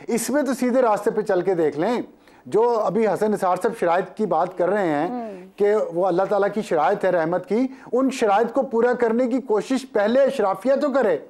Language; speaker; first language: Urdu; non-native, local second language; Punjabi